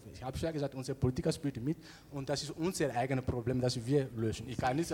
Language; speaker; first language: German; non-native, learner; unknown